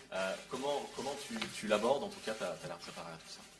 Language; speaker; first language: French; native; French